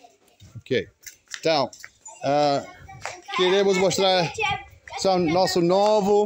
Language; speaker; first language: Portuguese; non-native, fluent; English